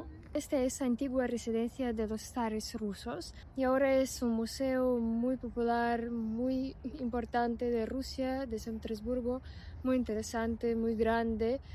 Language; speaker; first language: Spanish; non-native, fluent; Russian